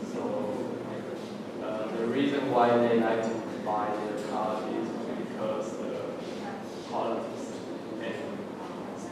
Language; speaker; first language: English; non-native, learner; Chinese